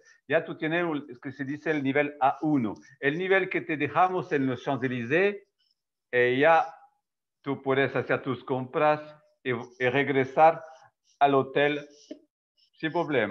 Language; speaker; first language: Spanish; non-native, fluent; French